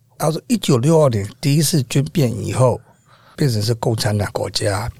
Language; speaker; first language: Chinese; non-native, fluent; Burmese